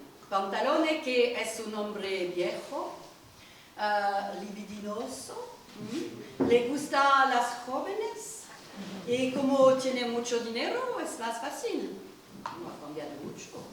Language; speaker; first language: Spanish; non-native, learner; French